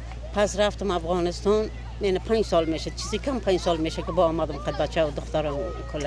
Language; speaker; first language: Persian; native; Persian